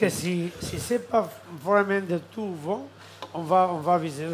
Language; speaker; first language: French; non-native, learner; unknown